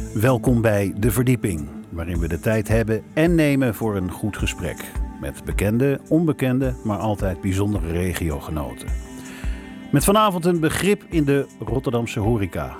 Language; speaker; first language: Dutch; native; Dutch